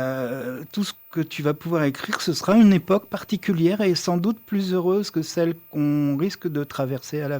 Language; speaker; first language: French; native; French